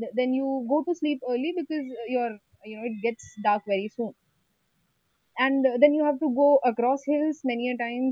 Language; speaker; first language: English; non-native, local second language; Hindi